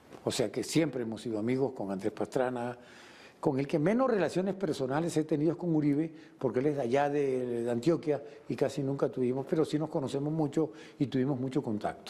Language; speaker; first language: Spanish; native; Spanish